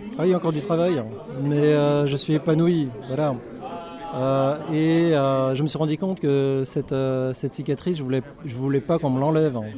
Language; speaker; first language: French; early bilingual, other home language; Korean